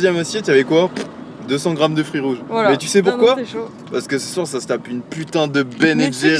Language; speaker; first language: French; native; French